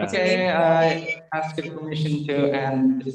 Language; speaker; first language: English; non-native, fluent; Indonesian